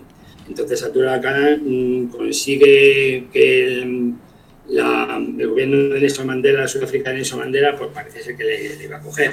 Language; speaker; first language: Spanish; native; Spanish